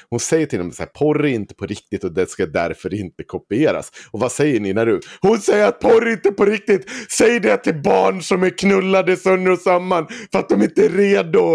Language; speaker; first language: Swedish; native; Swedish